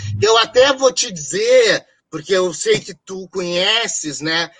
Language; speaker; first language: Portuguese; native; Portuguese